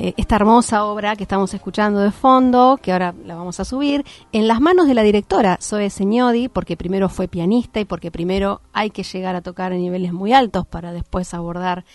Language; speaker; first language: Spanish; native; Spanish